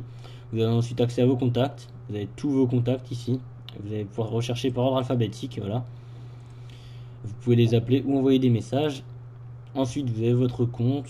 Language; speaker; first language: French; native; French